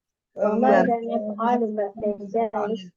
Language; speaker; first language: Arabic; non-native, learner; Indonesian